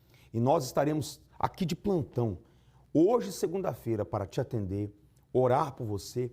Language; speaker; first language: Portuguese; native; Portuguese